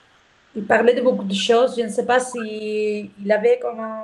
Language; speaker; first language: French; non-native, learner; Spanish